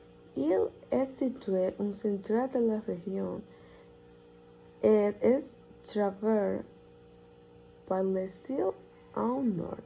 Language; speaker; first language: French; non-native, learner; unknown